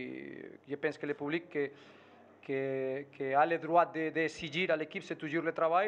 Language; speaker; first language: French; non-native, fluent; Spanish